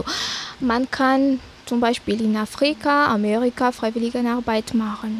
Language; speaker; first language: German; non-native, fluent; Malagasy